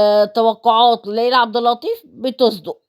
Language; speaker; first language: Arabic; native; Arabic